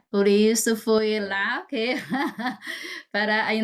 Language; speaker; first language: Portuguese; non-native, fluent; Chinese